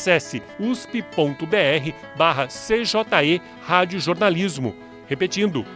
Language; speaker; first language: Portuguese; native; Portuguese